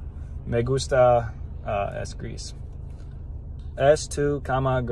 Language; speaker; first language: Spanish; non-native, learner; English